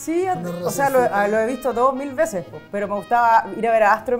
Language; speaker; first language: Spanish; native; Spanish